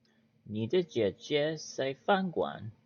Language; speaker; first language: Chinese; non-native, learner; English